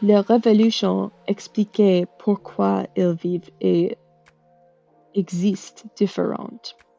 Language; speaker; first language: French; non-native, learner; English